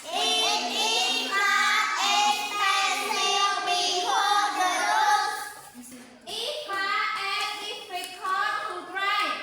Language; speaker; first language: English; non-native, learner; Khmer